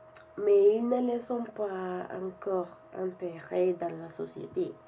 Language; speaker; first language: French; non-native, learner; Spanish